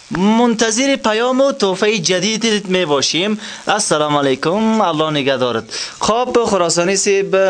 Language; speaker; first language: Persian; native; Persian